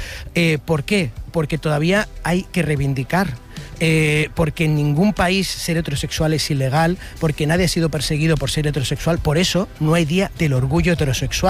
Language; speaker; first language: Spanish; native; Spanish